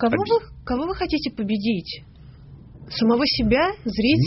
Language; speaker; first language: Russian; native; Russian